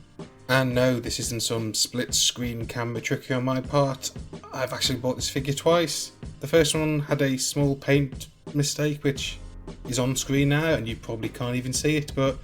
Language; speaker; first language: English; native; English